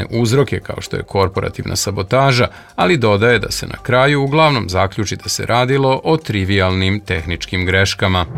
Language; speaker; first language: Serbian; native; Serbian